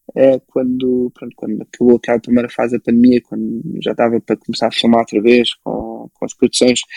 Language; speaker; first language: Portuguese; early bilingual, other home language; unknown